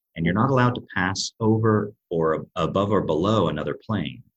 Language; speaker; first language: English; native; English